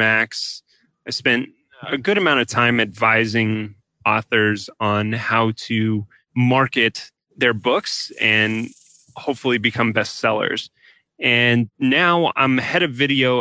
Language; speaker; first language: English; native; English